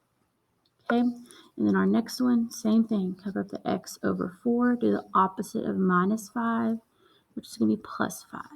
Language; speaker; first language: English; native; English